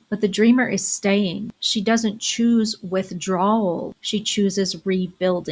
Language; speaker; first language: English; native; English